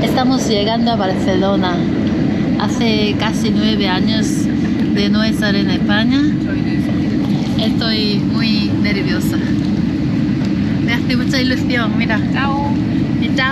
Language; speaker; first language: Spanish; non-native, learner; Korean